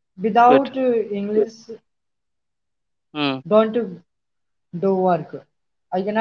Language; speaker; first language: English; non-native, learner; Hindi